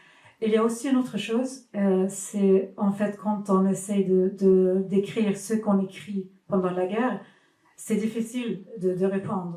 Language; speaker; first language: French; non-native, fluent; Swedish